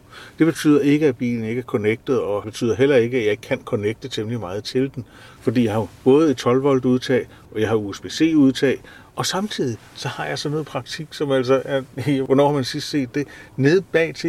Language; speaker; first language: Danish; native; Danish